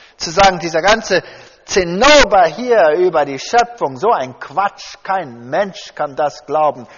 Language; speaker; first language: German; early bilingual, heritage; German